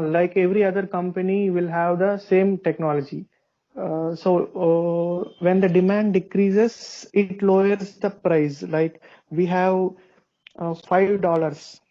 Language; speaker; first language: English; non-native, local second language; Hindi